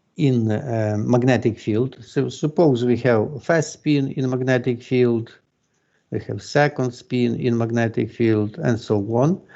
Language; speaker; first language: English; non-native, fluent; Ukrainian